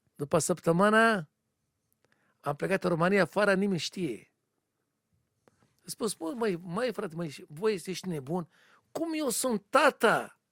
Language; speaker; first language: Romanian; non-native, learner; Hebrew